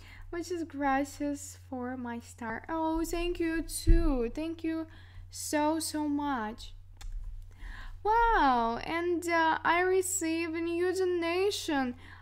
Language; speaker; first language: English; non-native, learner; Russian